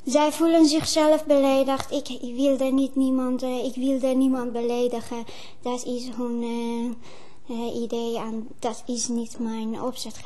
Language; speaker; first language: Dutch; non-native, fluent; Persian